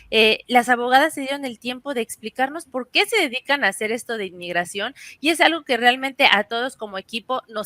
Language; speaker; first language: Spanish; native; Spanish